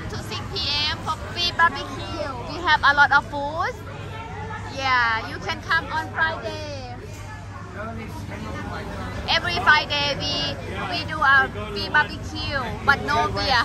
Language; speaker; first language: English; non-native, learner; Thai